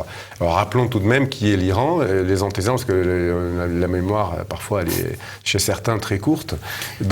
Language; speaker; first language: French; native; French